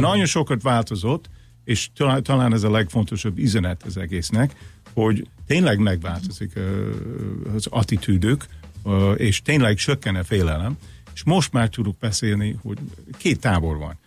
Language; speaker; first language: Hungarian; non-native, fluent; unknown